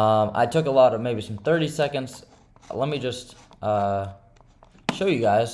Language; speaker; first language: English; native; English